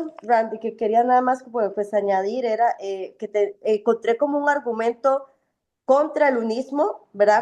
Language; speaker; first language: Spanish; native; Spanish